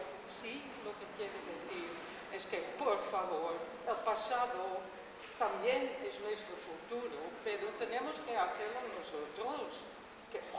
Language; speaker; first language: Spanish; non-native, fluent; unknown